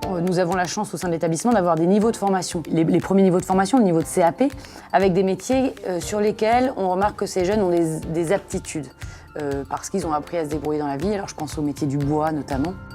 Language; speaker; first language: French; native; French